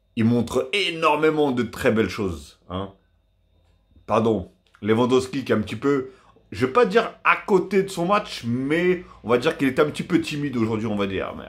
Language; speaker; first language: French; native; French